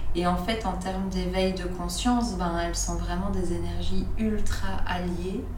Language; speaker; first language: French; native; French